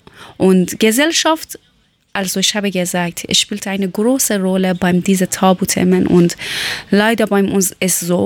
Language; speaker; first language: German; non-native, learner; Persian